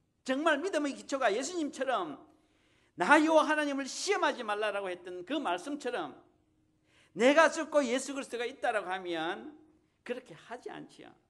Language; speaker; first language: Korean; native; Korean